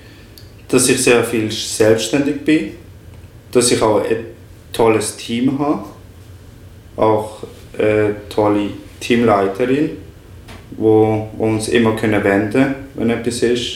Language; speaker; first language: German; non-native, fluent; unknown